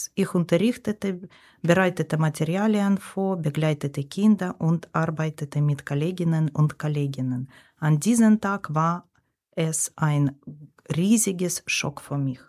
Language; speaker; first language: German; non-native, learner; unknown